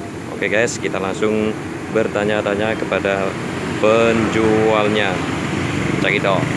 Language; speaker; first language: Indonesian; native; Indonesian